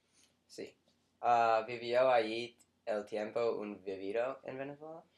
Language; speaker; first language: Spanish; non-native, learner; English